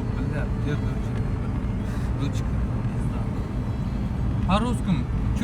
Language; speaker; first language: Russian; non-native, local second language; Kazakh